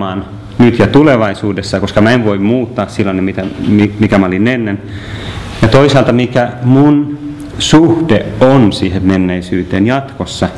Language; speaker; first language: Finnish; native; Finnish